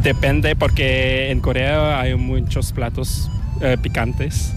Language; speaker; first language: Spanish; non-native, fluent; Korean